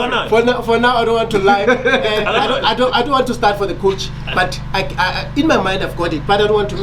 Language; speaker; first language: English; non-native, local second language; Northern Sotho